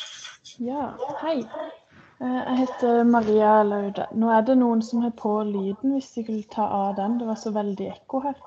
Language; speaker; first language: Norwegian; native; Norwegian